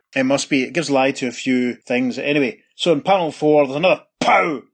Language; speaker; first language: English; native; English